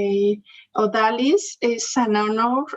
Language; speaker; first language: English; non-native, learner; Spanish